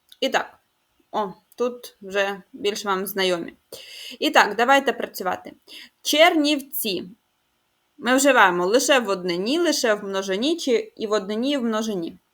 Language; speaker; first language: Ukrainian; native; Ukrainian